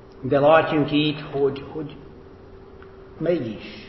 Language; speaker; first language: Hungarian; non-native, fluent; English